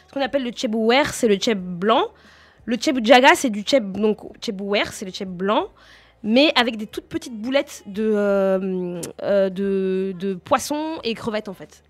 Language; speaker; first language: French; native; French